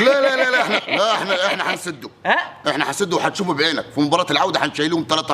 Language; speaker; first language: Arabic; native; Arabic